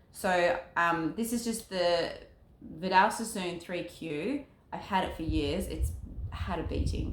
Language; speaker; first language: English; native; English